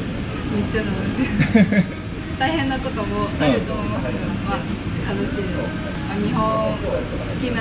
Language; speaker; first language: Japanese; non-native, fluent; Vietnamese